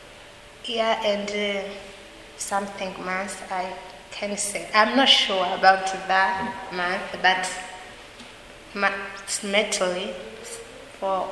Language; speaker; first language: English; non-native, learner; Swahili